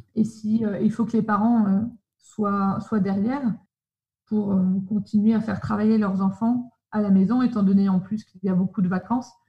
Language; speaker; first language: French; native; French